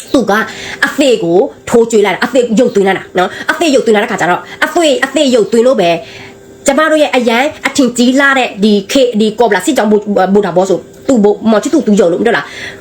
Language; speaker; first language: Burmese; non-native, local second language; Karen languages